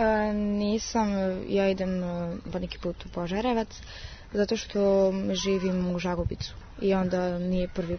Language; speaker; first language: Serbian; early bilingual, heritage; Serbian